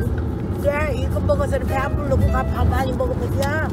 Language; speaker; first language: Korean; native; Korean